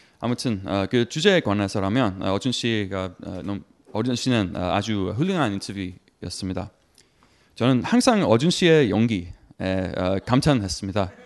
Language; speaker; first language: Korean; non-native, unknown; English